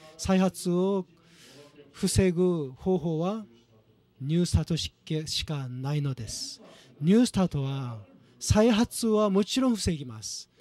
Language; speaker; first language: Japanese; non-native, fluent; Korean